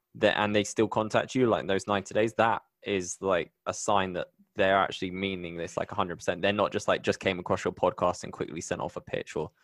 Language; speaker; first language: English; native; English